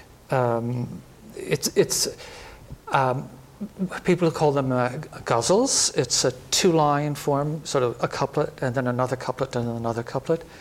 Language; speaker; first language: English; native; English